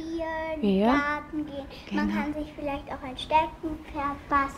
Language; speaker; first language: German; native; German